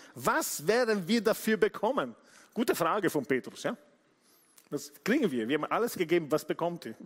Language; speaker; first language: German; non-native, fluent; Italian